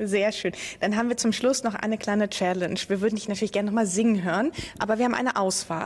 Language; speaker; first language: German; native; German